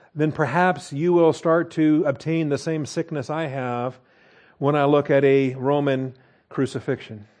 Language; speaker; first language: English; native; English